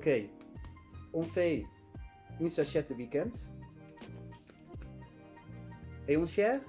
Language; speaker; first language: French; non-native, learner; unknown